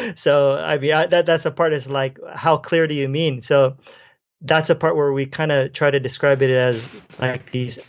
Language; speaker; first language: English; native; English